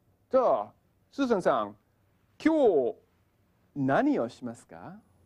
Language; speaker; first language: Japanese; non-native, fluent; English